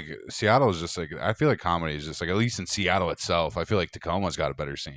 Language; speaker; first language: English; native; English